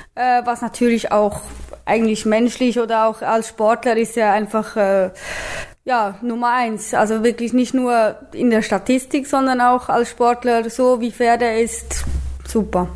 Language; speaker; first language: German; native; German